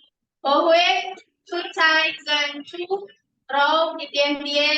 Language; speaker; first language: Chinese; non-native, learner; Indonesian